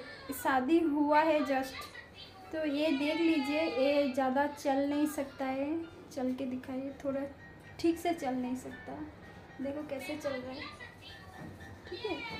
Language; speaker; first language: Hindi; non-native, local second language; Bangla